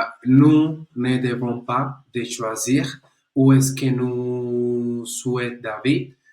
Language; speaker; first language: French; non-native, learner; Spanish